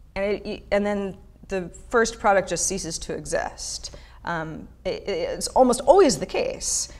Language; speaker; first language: English; native; English